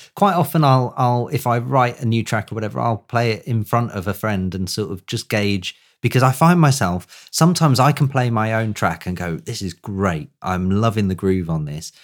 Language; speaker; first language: English; native; English